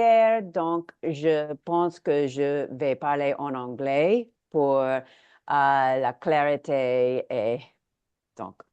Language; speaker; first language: French; non-native, learner; English